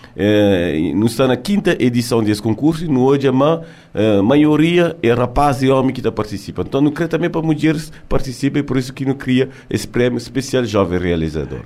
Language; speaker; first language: Portuguese; early bilingual, heritage; French